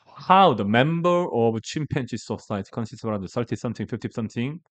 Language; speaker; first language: English; non-native, learner; Korean